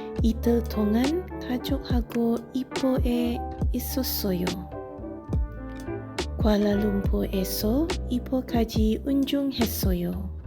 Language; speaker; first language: Korean; non-native, learner; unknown